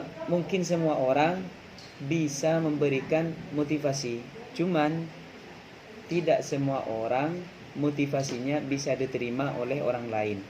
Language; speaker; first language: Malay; non-native, local second language; Madurese